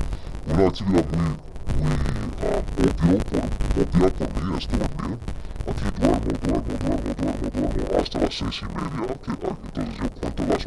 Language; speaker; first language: Spanish; non-native, fluent; English